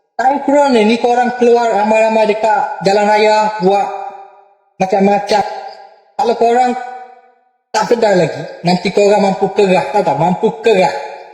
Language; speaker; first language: Malay; non-native, fluent; Bangla